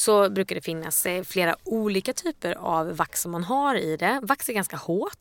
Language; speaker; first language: Swedish; native; Swedish